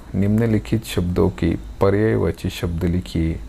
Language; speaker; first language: Hindi; non-native, local second language; Marathi